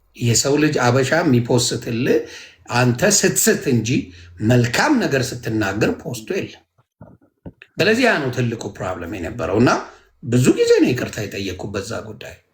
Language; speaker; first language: Amharic; native; Amharic